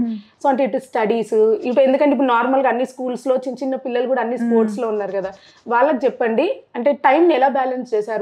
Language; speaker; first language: Telugu; native; Telugu